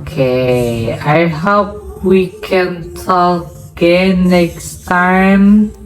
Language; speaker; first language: English; non-native, learner; Indonesian